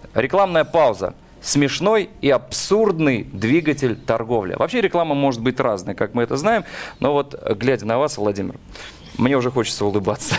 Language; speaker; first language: Russian; native; Russian